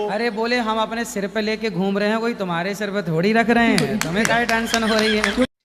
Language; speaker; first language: Hindi; native; Hindi